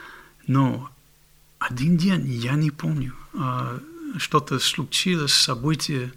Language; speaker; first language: Russian; non-native, fluent; English